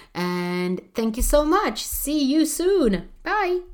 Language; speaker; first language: English; non-native, fluent; Polish